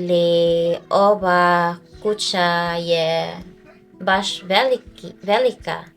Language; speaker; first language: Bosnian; non-native, fluent; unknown